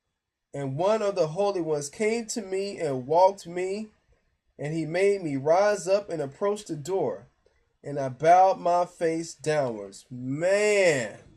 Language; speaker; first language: English; native; English